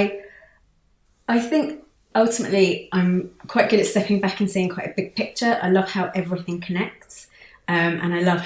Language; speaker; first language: English; native; English